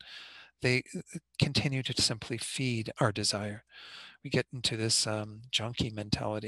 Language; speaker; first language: English; native; English